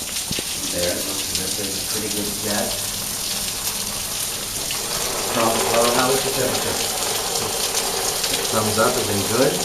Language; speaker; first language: English; native; English